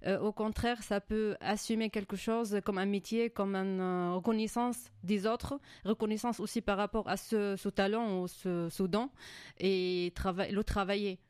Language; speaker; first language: French; non-native, fluent; Arabic